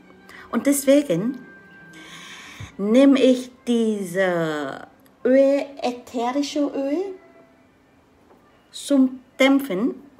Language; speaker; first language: German; non-native, learner; Vietnamese